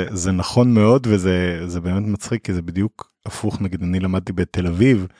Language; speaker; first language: Hebrew; native; Hebrew